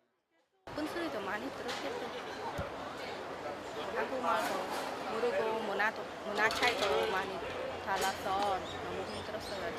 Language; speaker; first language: Korean; early bilingual, other home language; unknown